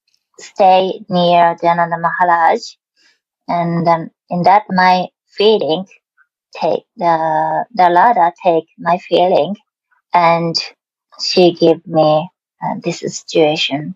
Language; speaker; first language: English; non-native, learner; Japanese